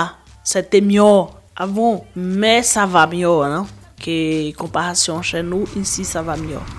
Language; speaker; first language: French; non-native, learner; Portuguese